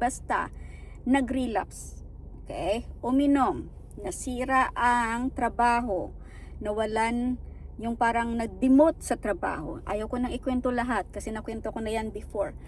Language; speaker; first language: Filipino; non-native, local second language; Hiligaynon